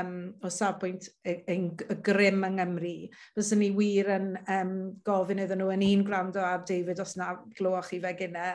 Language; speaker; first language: Welsh; native; Welsh